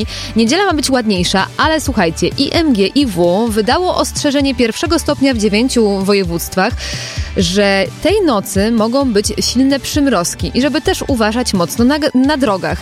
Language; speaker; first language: Polish; native; Polish